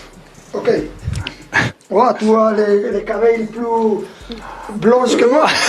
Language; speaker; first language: French; non-native, learner; Spanish